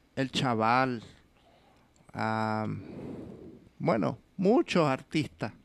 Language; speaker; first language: Spanish; early bilingual, heritage; English